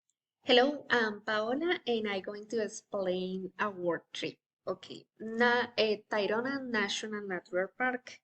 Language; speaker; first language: English; non-native, learner; Spanish